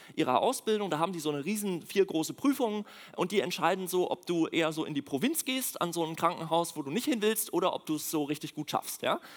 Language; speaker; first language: German; native; German